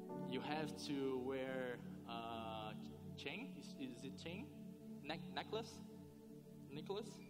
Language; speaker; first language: English; non-native, fluent; Portuguese